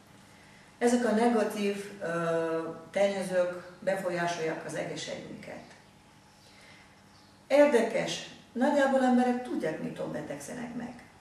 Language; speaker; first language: Hungarian; non-native, fluent; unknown